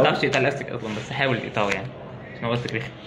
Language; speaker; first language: Arabic; native; Arabic